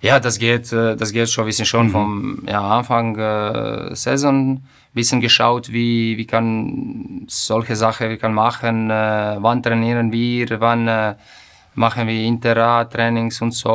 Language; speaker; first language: German; non-native, fluent; Croatian